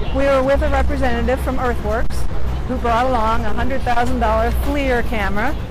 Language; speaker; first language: English; native; English